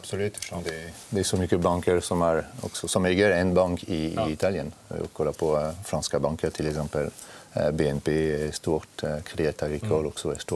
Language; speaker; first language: Swedish; non-native, fluent; French